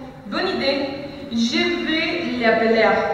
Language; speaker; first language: French; non-native, learner; Spanish